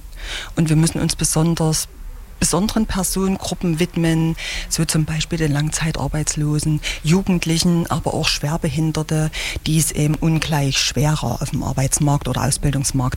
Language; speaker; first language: German; native; German